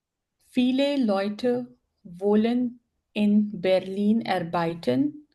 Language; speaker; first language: German; non-native, learner; Hindi